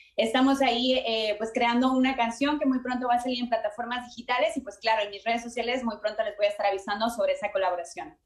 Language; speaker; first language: Spanish; native; Spanish